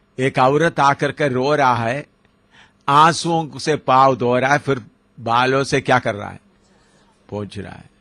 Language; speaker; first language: Hindi; non-native, local second language; Malayalam